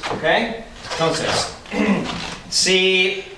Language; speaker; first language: Spanish; non-native, fluent; English